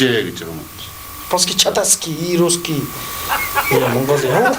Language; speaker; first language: Russian; non-native, learner; Mongolian